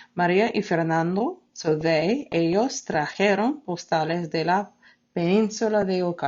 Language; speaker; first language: Spanish; non-native, fluent; English